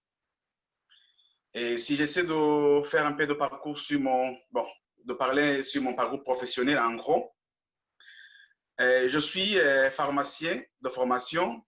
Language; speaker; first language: French; non-native, local second language; Kinyarwanda